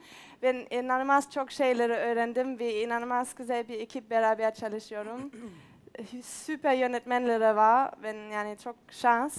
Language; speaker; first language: Turkish; non-native, learner; German